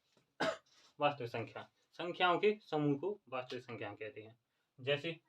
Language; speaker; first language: Hindi; native; Hindi